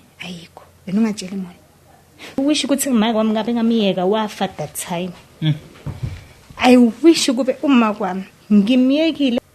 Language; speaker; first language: Zulu; native; Zulu